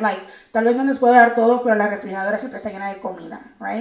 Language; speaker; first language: Spanish; early bilingual, heritage; Spanish